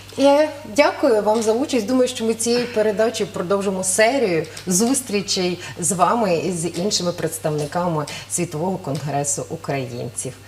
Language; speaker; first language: Ukrainian; native; Ukrainian